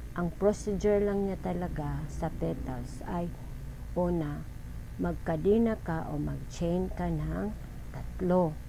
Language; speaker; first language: Filipino; non-native, local second language; Cebuano